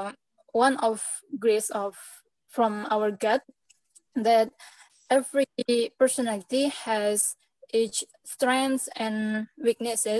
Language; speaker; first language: English; non-native, learner; Indonesian